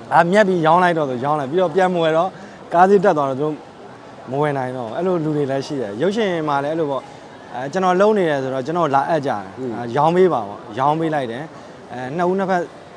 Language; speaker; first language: Burmese; native; Burmese